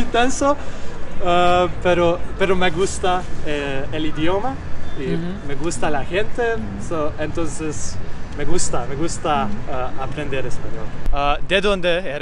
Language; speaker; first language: Spanish; non-native, learner; Hungarian